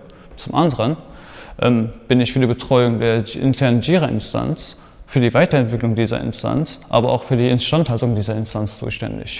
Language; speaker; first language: German; native; German